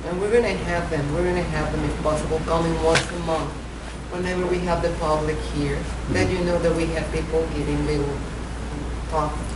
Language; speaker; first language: English; non-native, fluent; Spanish